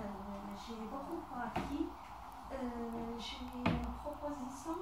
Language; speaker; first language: French; non-native, local second language; Arabic